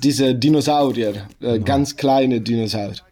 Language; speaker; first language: German; non-native, learner; Italian